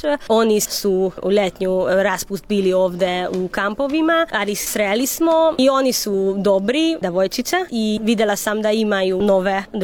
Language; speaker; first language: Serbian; non-native, local second language; Hungarian